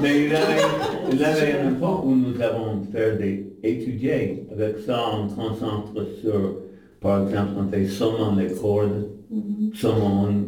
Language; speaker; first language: French; non-native, fluent; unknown